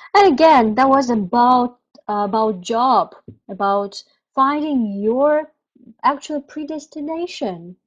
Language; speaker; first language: English; non-native, fluent; Russian